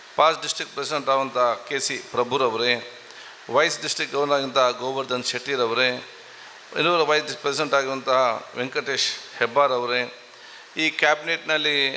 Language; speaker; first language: Kannada; non-native, local second language; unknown